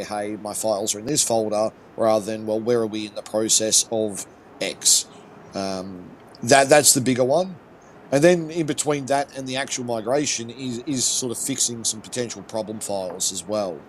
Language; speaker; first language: English; native; English